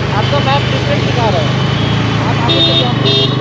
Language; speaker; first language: Hindi; non-native, local second language; Bangla